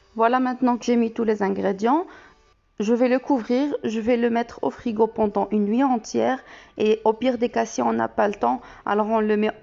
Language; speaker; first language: French; non-native, local second language; Arabic